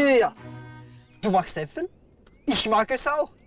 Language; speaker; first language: German; non-native, learner; Kazakh